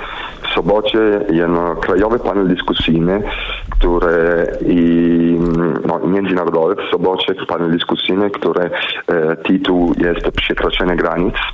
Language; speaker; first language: Polish; non-native, learner; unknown